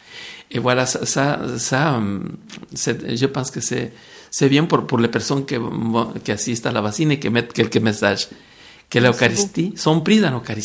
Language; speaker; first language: French; non-native, fluent; Spanish